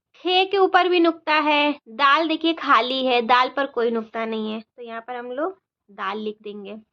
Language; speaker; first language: Hindi; native; Hindi